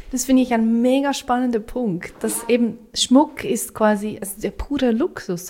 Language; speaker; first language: German; native; German